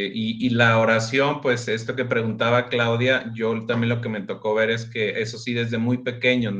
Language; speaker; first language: Spanish; native; Spanish